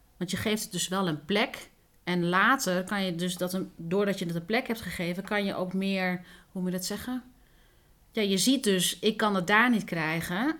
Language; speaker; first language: Dutch; early bilingual, other home language; Spanish